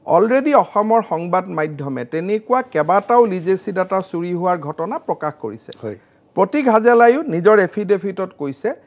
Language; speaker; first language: Assamese; native; Assamese